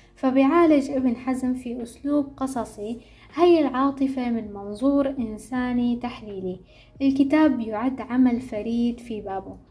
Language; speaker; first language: Arabic; native; Arabic